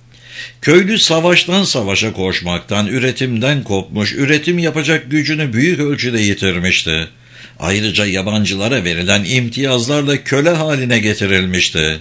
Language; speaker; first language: Turkish; native; Turkish